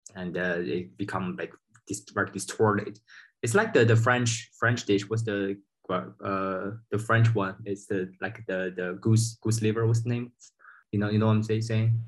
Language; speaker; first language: English; non-native, fluent; Chinese